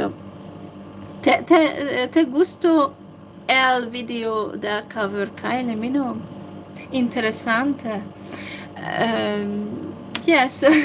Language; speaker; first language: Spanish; non-native, learner; Hungarian